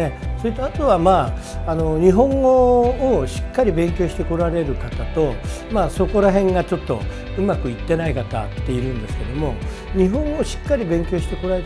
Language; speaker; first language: Japanese; native; Japanese